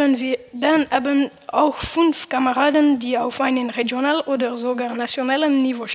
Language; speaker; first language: German; non-native, learner; French